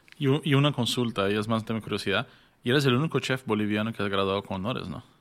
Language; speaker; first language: Spanish; native; Spanish